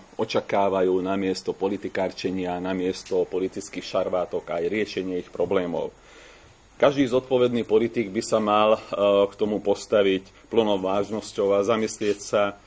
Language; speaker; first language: Slovak; non-native, local second language; Hungarian